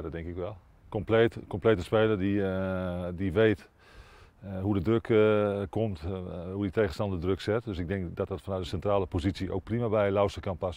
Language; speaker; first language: Dutch; native; Dutch